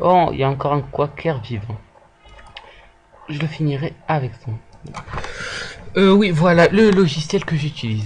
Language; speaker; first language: French; native; French